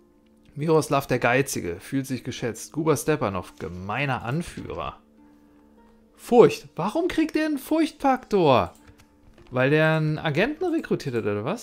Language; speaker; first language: German; native; German